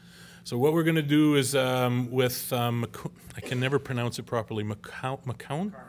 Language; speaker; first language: English; native; English